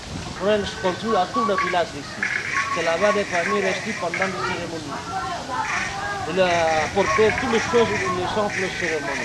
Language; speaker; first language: French; non-native, learner; Indonesian